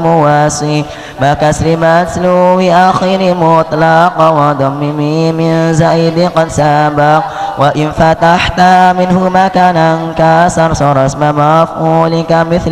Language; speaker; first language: Arabic; non-native, learner; Javanese